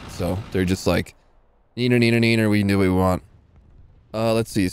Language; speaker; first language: English; native; English